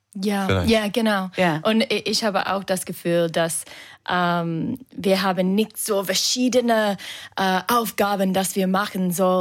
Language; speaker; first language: German; non-native, fluent; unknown